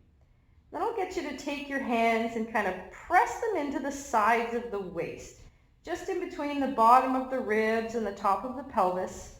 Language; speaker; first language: English; native; English